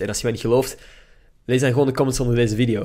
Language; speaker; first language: Dutch; native; Dutch